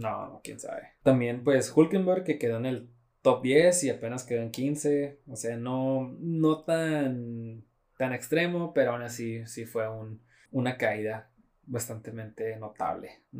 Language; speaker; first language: Spanish; native; Spanish